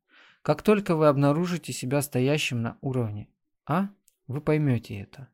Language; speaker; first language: Russian; native; Russian